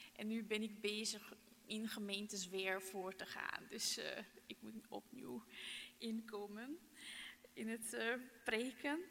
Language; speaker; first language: Dutch; non-native, fluent; Hungarian